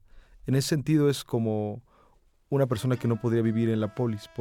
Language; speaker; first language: Spanish; native; Spanish